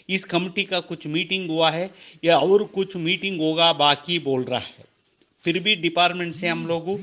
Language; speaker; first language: Hindi; non-native, local second language; Kannada